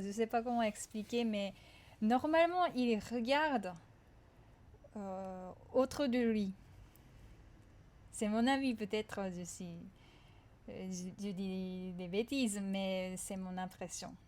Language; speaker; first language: French; non-native, fluent; Japanese